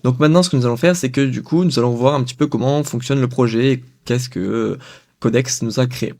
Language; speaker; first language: French; native; French